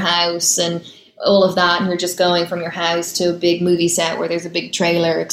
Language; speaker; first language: English; native; English